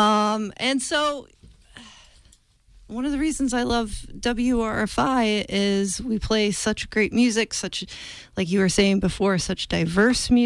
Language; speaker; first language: English; native; English